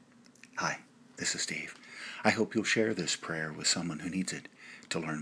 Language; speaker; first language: English; native; English